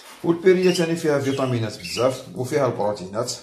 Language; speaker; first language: Arabic; native; Arabic